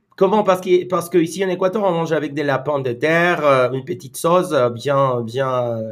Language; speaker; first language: French; non-native, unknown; Spanish